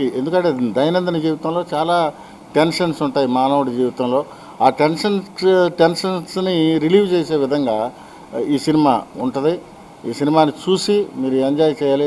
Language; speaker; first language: Telugu; native; Telugu